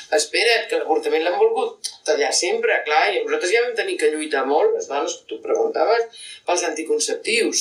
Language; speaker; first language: Catalan; native; Catalan